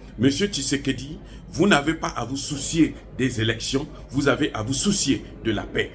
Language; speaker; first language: French; non-native, local second language; Lingala